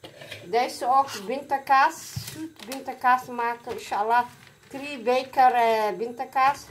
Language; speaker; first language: Dutch; non-native, learner; Somali